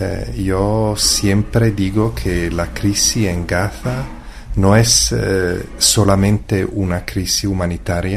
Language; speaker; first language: Spanish; non-native, fluent; Italian